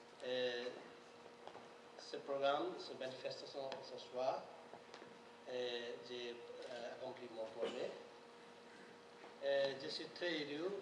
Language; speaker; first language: French; non-native, learner; Nepali